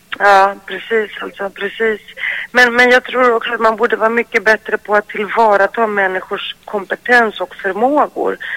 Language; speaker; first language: Swedish; early bilingual, other home language; Greek